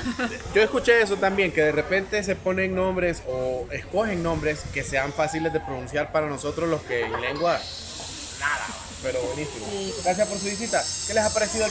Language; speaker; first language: Spanish; native; Spanish